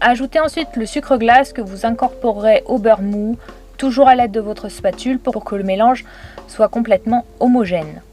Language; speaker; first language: French; native; French